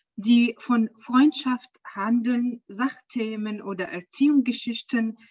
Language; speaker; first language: German; non-native, learner; Arabic